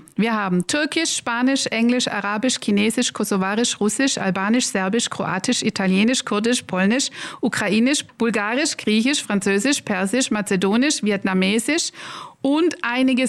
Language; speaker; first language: German; native; German